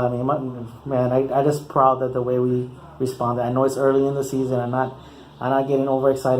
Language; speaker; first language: English; native; English